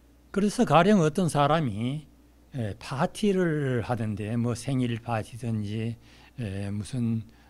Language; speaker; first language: Korean; native; Korean